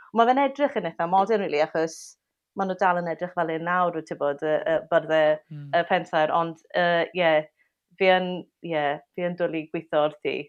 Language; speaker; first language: Welsh; native; Welsh